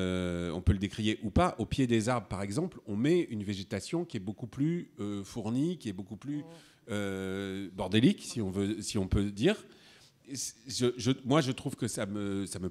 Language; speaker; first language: French; native; French